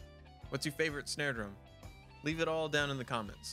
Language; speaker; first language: English; native; English